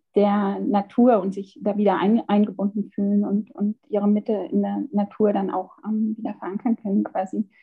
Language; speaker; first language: German; native; German